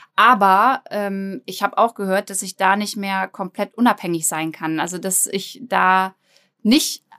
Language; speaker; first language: German; native; German